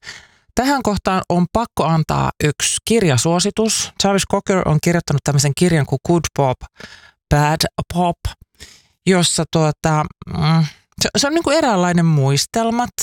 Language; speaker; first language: Finnish; native; Finnish